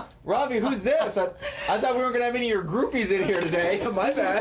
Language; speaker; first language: English; native; English